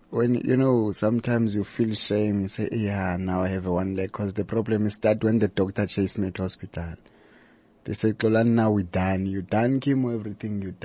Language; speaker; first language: English; non-native, local second language; Xhosa